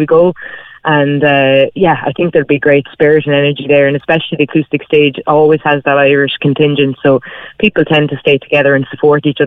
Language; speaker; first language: English; native; English